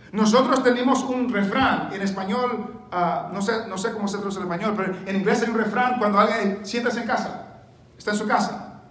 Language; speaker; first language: Spanish; early bilingual, heritage; Spanish